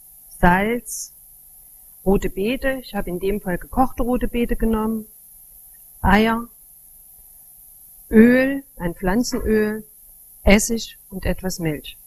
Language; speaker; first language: German; native; German